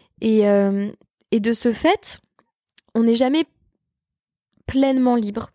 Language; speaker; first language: French; native; French